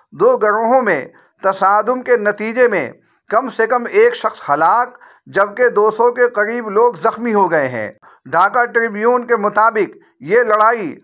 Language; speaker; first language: Hindi; native; Hindi